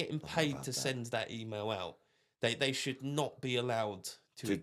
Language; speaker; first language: English; native; English